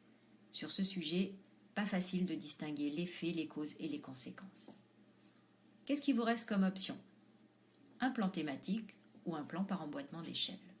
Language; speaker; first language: French; native; French